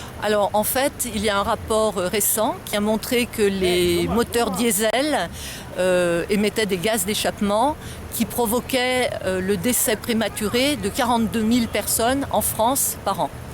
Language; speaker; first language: French; native; French